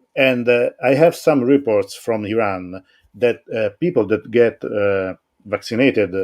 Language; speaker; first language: English; non-native, fluent; Italian